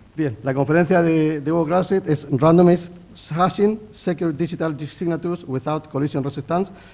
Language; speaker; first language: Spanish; native; Spanish